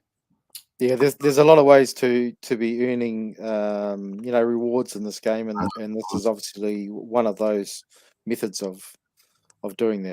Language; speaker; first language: English; native; English